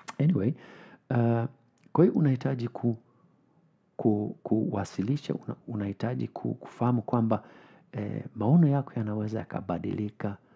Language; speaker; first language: Swahili; non-native, fluent; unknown